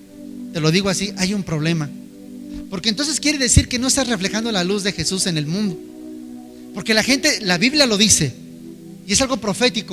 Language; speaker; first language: Spanish; native; Spanish